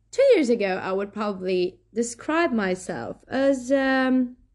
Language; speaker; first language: English; non-native, fluent; Slovenian